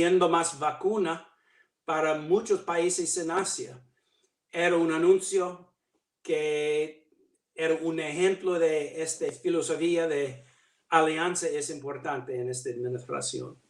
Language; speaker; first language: Spanish; non-native, fluent; English